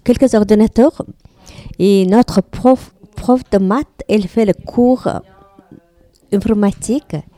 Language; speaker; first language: French; non-native, learner; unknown